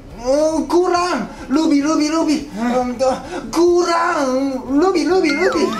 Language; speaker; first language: Indonesian; non-native, learner; Japanese